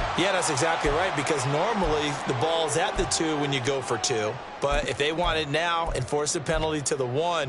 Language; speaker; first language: English; native; English